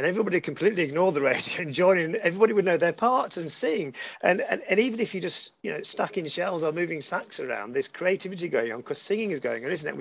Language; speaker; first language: English; native; English